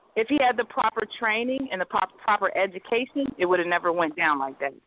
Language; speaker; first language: English; native; English